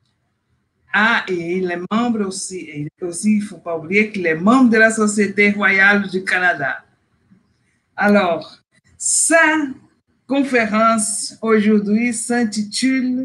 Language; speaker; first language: French; non-native, fluent; Portuguese